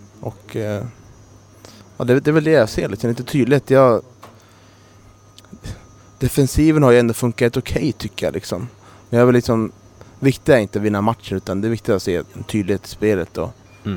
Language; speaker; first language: Swedish; native; Swedish